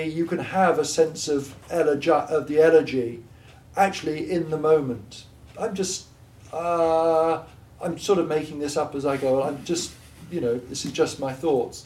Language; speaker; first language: English; native; English